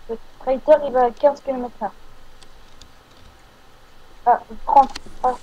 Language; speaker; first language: French; native; French